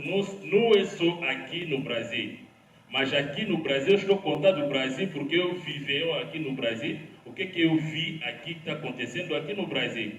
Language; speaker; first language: Portuguese; non-native, learner; Lingala